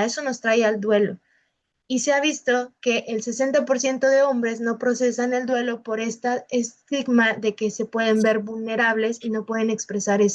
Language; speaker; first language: Spanish; native; Spanish